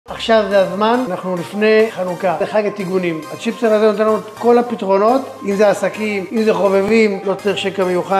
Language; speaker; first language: Hebrew; native; Hebrew